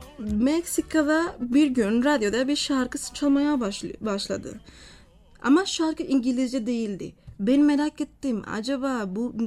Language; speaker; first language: Turkish; non-native, fluent; Spanish